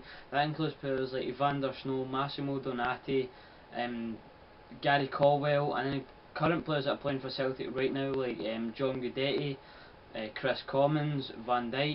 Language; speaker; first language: English; native; English